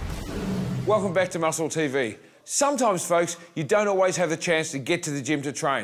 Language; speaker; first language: English; native; English